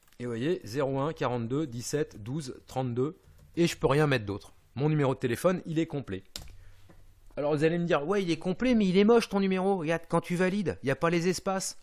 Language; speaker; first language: French; native; French